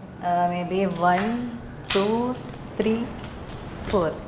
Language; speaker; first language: Telugu; non-native, learner; Malayalam